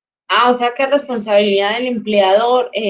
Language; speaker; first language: Spanish; native; Spanish